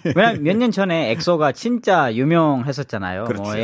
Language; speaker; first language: Korean; non-native, fluent; Urdu